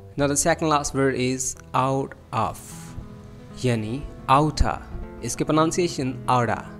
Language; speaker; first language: Urdu; native; Urdu